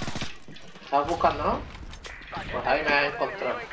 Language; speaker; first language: Spanish; native; Spanish